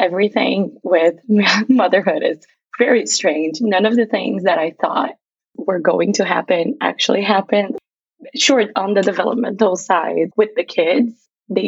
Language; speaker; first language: English; non-native, fluent; Portuguese